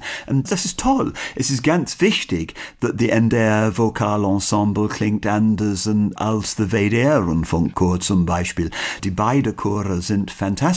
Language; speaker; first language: German; non-native, learner; English